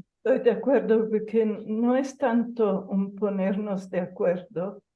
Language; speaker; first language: Spanish; non-native, fluent; Italian